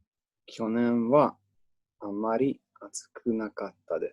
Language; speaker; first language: Japanese; non-native, learner; English